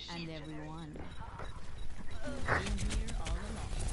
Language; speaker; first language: English; native; English